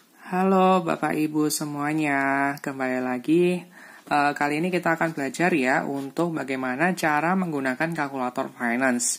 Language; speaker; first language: Indonesian; native; Indonesian